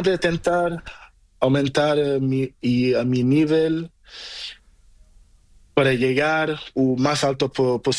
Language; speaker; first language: Spanish; non-native, learner; Portuguese